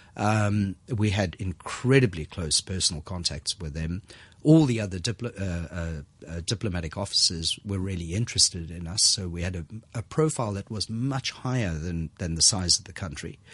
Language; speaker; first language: English; native; English